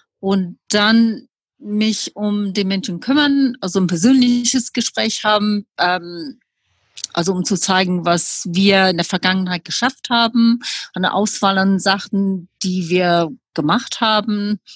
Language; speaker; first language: German; non-native, fluent; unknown